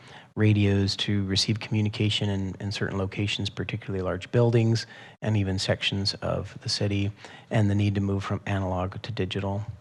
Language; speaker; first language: English; native; English